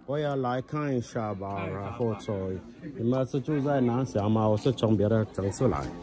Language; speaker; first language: Chinese; non-native, learner; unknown